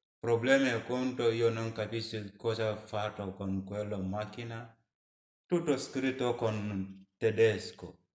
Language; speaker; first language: Italian; non-native, learner; Mandingo